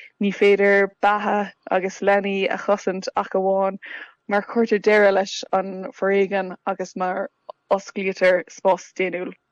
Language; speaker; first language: Irish; non-native, local second language; English